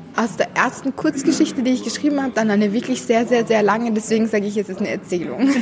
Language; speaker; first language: German; early bilingual, heritage; Arabic